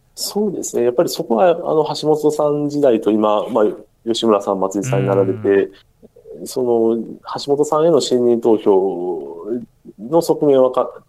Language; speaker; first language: Japanese; native; Japanese